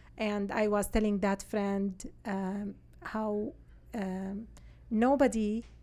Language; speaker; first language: English; non-native, fluent; Arabic